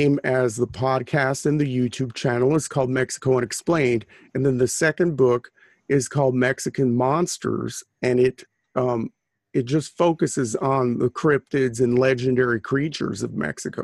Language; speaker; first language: English; native; English